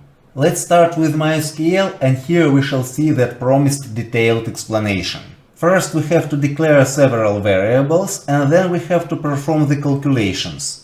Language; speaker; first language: English; non-native, fluent; Russian